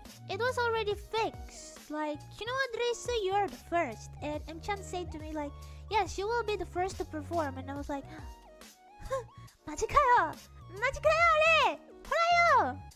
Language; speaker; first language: English; non-native, fluent; Indonesian